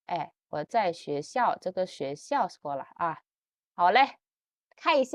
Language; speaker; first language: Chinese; non-native, fluent; Indonesian